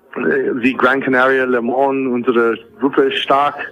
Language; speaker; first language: German; non-native, fluent; English